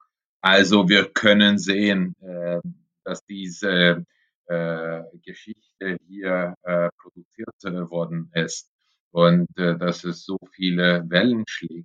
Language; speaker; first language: German; non-native, fluent; Hungarian